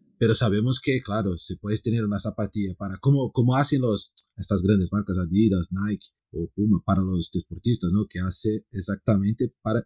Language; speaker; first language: Spanish; non-native, fluent; Portuguese